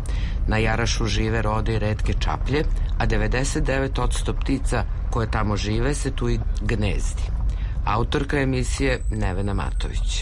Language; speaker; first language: Serbian; native; Serbian